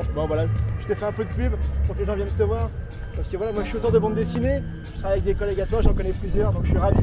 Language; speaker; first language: French; native; French